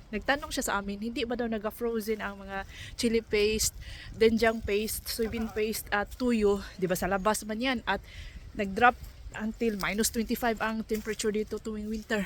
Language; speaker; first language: Filipino; non-native, local second language; Cebuano